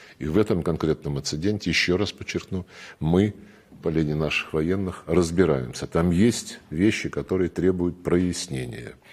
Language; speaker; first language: Russian; native; Russian